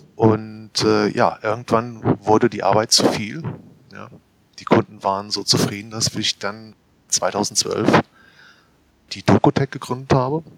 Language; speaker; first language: German; early bilingual, other home language; Portuguese